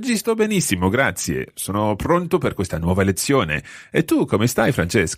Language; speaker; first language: Italian; non-native, fluent; English